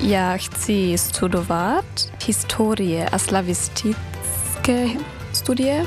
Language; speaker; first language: Czech; non-native, learner; German